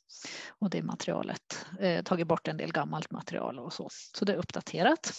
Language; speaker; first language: Swedish; native; Swedish